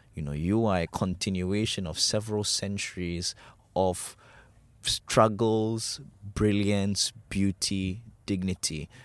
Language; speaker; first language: English; non-native, local second language; Ewe